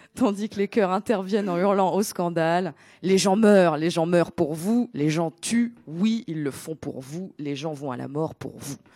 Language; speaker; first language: French; non-native, fluent; Greek